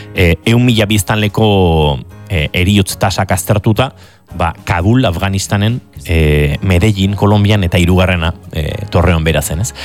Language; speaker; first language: Basque; native; Basque